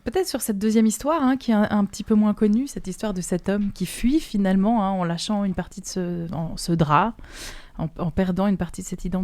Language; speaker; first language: French; native; French